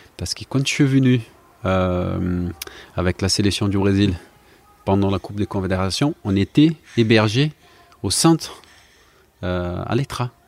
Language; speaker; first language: French; non-native, fluent; Portuguese